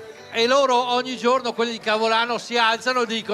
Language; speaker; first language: Italian; native; Italian